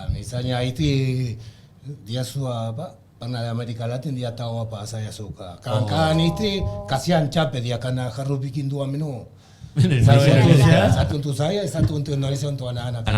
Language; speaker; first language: Indonesian; non-native, learner; Spanish